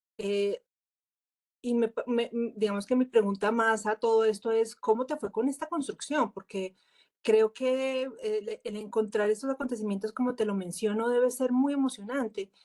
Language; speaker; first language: Spanish; native; Spanish